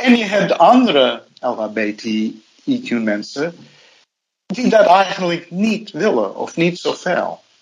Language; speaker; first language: Dutch; non-native, fluent; English